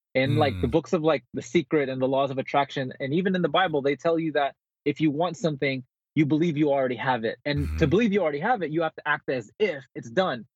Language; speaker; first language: English; native; English